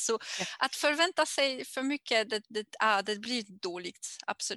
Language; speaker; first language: Swedish; non-native, learner; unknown